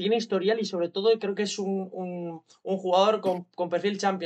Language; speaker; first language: Spanish; native; Spanish